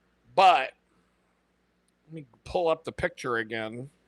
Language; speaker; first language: English; native; English